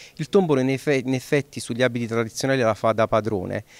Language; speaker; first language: Italian; native; Italian